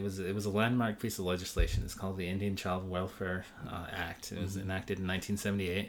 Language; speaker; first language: English; native; English